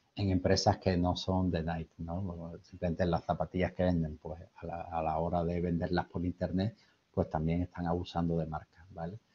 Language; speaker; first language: Spanish; native; Spanish